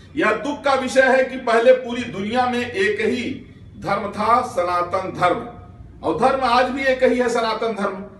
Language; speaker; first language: Hindi; native; Hindi